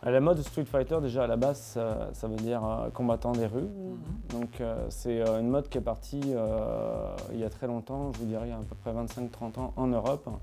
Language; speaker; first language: French; native; French